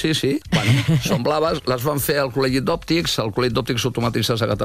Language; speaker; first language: Catalan; native; Catalan